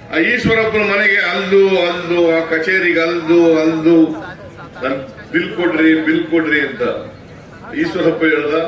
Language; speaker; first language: Kannada; native; Kannada